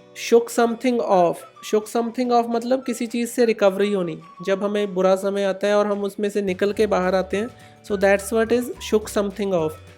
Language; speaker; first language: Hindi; non-native, local second language; Punjabi